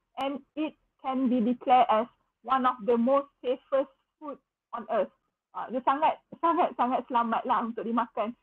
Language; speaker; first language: Malay; native; Malay